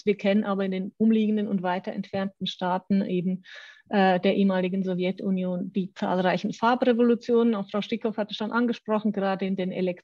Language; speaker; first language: German; native; German